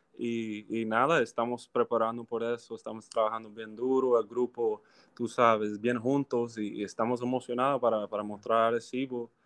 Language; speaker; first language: Spanish; early bilingual, heritage; English